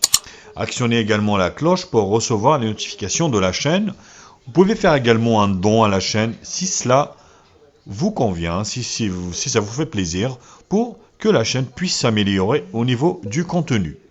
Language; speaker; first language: French; native; French